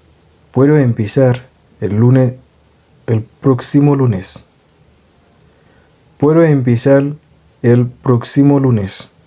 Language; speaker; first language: Spanish; non-native, fluent; Haitian Creole